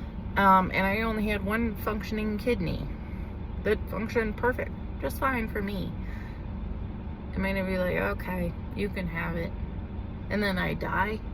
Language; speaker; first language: English; native; English